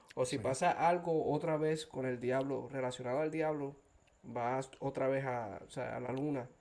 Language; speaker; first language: Spanish; native; Spanish